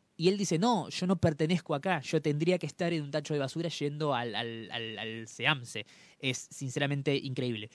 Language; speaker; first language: Spanish; native; Spanish